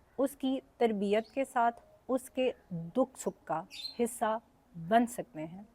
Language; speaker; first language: Urdu; non-native, local second language; Punjabi